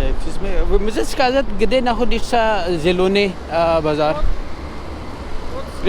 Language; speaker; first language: Russian; non-native, learner; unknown